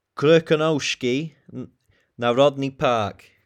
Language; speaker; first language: English; native; English